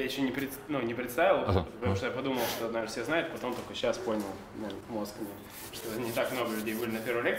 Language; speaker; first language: Russian; native; Russian